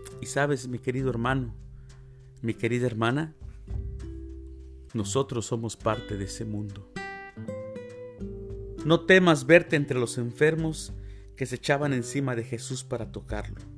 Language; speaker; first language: Spanish; native; Spanish